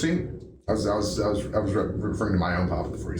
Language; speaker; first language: English; native; English